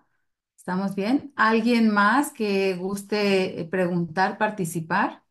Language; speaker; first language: Spanish; native; Spanish